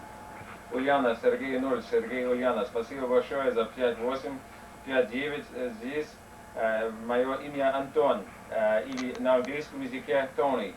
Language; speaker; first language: Russian; non-native, fluent; English